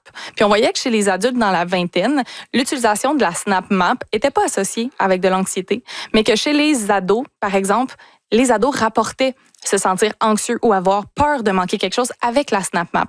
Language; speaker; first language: French; native; French